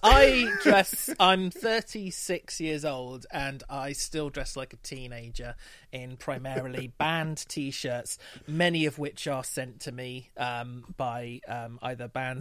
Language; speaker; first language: English; native; English